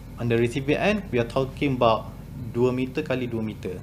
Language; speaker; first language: English; non-native, local second language; Malay